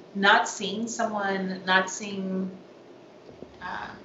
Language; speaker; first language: English; native; English